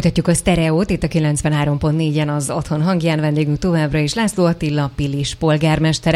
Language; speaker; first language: Hungarian; native; Hungarian